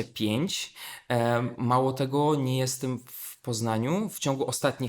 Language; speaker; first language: Polish; non-native, fluent; Belarusian